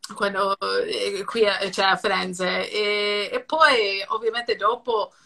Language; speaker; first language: Italian; non-native, fluent; English